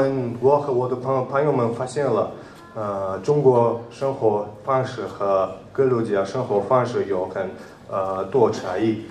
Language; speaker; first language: Chinese; non-native, learner; Georgian